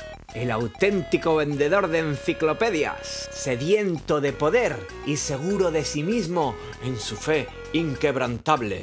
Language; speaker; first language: Spanish; native; Spanish